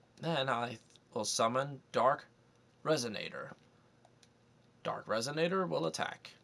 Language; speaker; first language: English; native; English